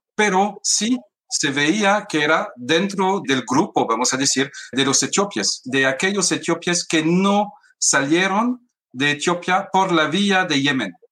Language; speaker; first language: Spanish; non-native, fluent; French